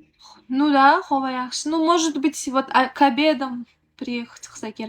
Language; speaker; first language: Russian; non-native, fluent; Uzbek